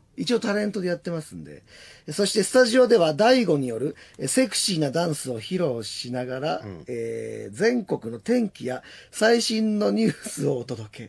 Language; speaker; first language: Japanese; native; Japanese